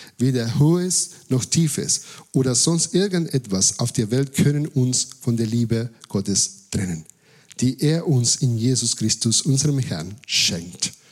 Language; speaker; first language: German; non-native, fluent; Spanish